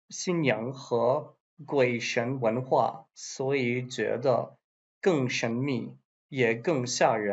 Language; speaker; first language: Chinese; non-native, learner; English